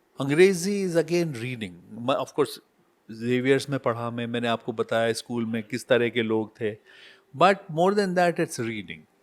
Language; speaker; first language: Hindi; native; Hindi